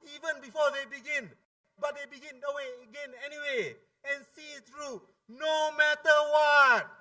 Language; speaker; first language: English; non-native, local second language; Malay